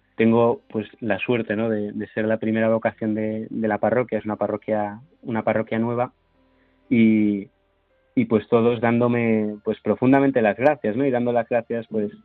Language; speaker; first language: Spanish; native; Spanish